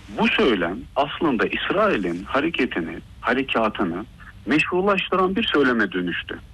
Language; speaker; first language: Turkish; early bilingual, heritage; Turkish